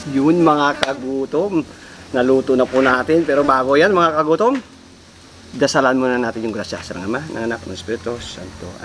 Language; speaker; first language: Filipino; non-native, local second language; Kinaray-a